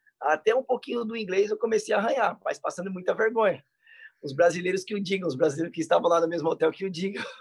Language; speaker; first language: Portuguese; native; Portuguese